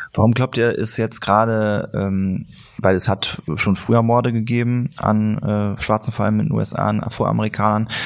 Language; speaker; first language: German; native; German